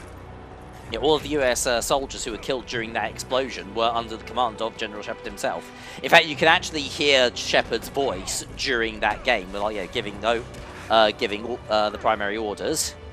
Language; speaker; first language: English; native; English